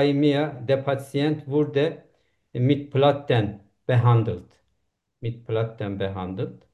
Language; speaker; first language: German; non-native, learner; Turkish